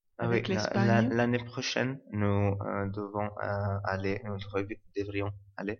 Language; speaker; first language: French; non-native, learner; Italian